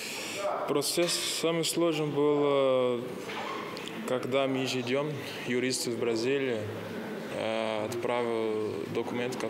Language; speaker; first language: Russian; non-native, learner; Portuguese